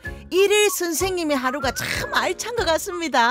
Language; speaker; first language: Korean; native; Korean